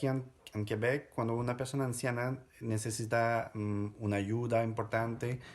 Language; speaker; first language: Spanish; non-native, fluent; French